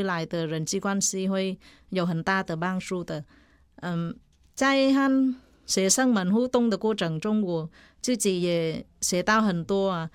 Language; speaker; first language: Chinese; non-native, fluent; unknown